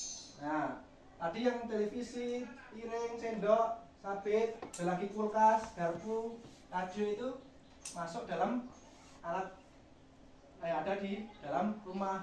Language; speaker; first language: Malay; non-native, local second language; Javanese